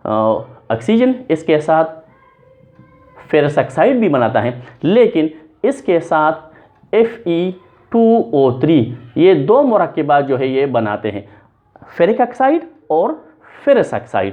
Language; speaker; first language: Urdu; non-native, local second language; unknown